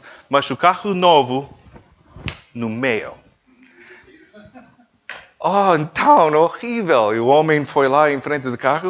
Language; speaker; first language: Portuguese; non-native, learner; English